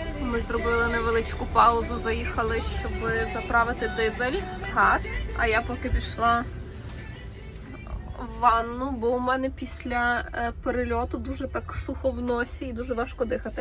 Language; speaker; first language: Ukrainian; native; Ukrainian